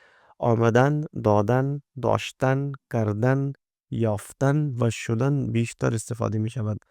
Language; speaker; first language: Persian; non-native, fluent; Urdu